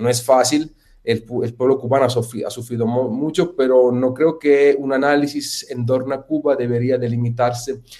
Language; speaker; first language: Spanish; non-native, fluent; Italian